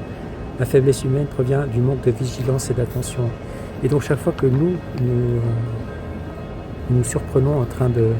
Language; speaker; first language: French; native; French